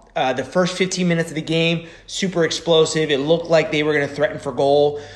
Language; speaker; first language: English; native; English